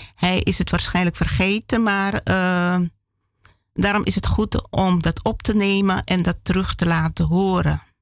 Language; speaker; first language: Dutch; native; Dutch